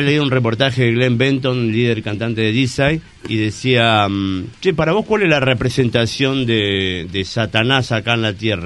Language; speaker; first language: Spanish; native; Spanish